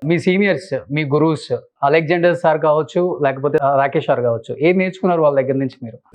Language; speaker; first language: Telugu; native; Telugu